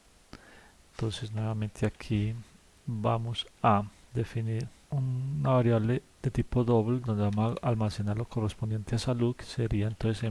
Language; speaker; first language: Spanish; native; Spanish